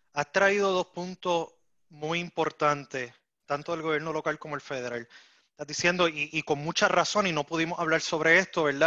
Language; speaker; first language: Spanish; native; Spanish